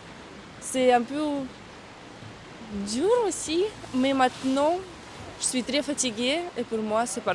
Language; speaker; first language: French; non-native, learner; Russian